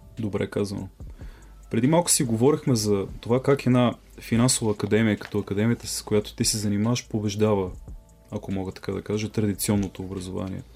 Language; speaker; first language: Bulgarian; native; Bulgarian